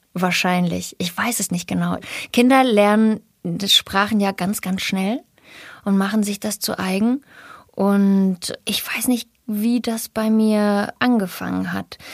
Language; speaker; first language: German; early bilingual, other home language; Russian